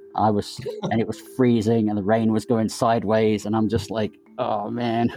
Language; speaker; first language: English; native; English